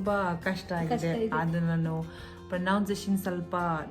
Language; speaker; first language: Kannada; non-native, local second language; Tibetan